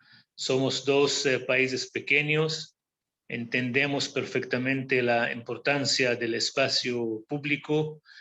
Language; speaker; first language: Spanish; non-native, fluent; Hebrew